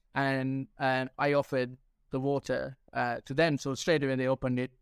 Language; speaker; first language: English; non-native, local second language; Sinhala